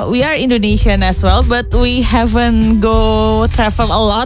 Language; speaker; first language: English; non-native, learner; Indonesian